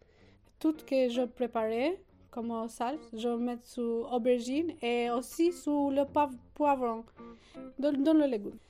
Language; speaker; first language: French; non-native, learner; Albanian